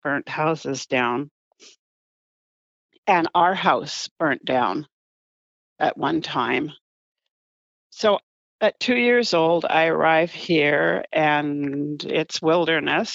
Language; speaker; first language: English; native; English